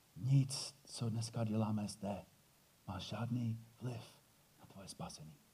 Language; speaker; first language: Czech; non-native, fluent; English